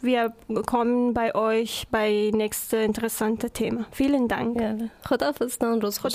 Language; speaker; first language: German; non-native, learner; Persian